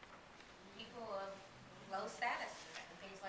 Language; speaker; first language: English; native; English